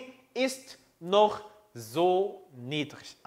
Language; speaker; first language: German; non-native, fluent; Korean